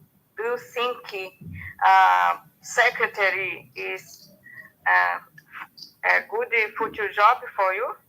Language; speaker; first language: English; non-native, learner; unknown